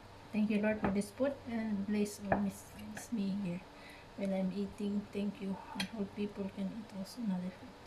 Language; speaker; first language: English; non-native, learner; Cebuano